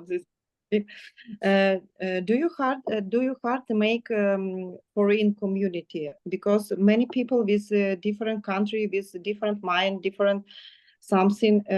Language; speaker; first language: English; non-native, learner; Ukrainian